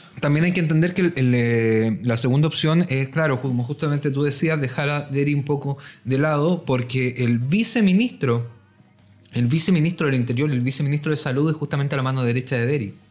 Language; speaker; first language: Spanish; native; Spanish